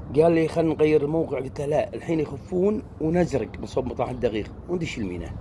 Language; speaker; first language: Arabic; native; Arabic